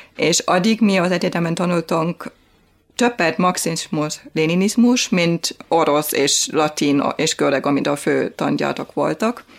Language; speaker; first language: Hungarian; non-native, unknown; German